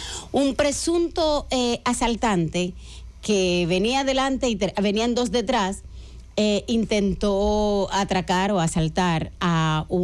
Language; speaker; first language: Spanish; native; Spanish